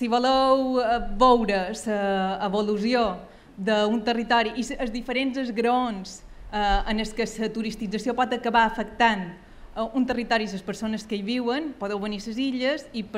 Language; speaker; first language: Catalan; native; Catalan